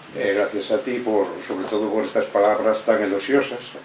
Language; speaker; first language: Spanish; non-native, local second language; Galician